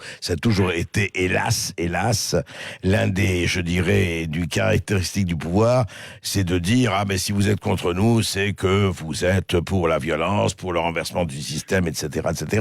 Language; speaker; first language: French; native; French